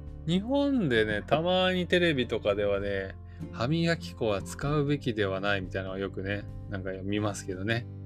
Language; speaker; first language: Japanese; native; Japanese